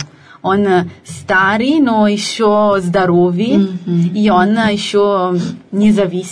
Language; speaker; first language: Russian; non-native, fluent; Italian